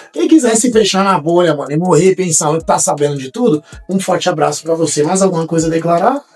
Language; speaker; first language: Portuguese; native; Portuguese